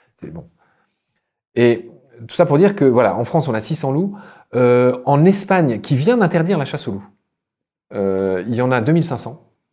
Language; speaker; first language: French; native; French